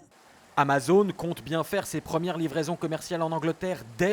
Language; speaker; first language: French; native; French